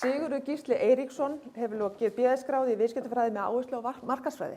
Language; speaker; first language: Icelandic; native; Icelandic